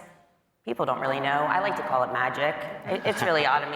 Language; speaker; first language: English; native; English